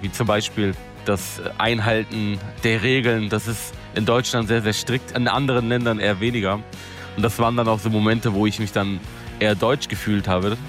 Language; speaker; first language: German; early bilingual, other home language; Turkish